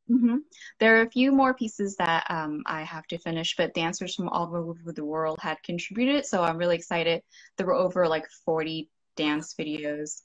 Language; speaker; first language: English; non-native, local second language; Cantonese